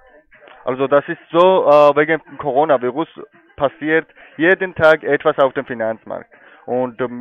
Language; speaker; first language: German; non-native, fluent; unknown